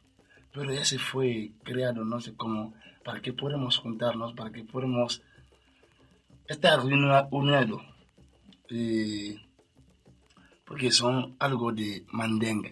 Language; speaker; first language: Spanish; non-native, learner; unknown